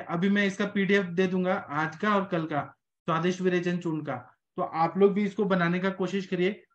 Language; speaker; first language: Hindi; native; Hindi